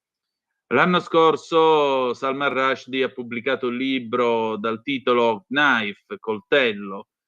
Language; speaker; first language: Italian; native; Italian